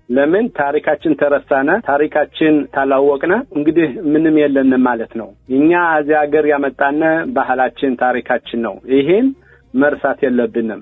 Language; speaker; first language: Amharic; native; Amharic